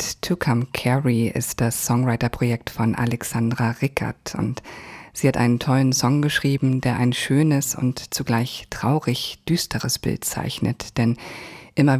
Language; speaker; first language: German; native; German